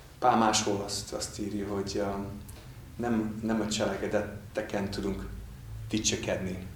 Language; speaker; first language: Hungarian; non-native, fluent; English